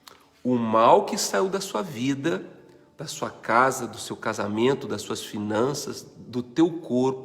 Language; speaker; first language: Portuguese; native; Portuguese